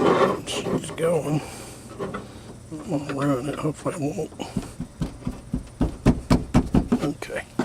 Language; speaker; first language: English; native; English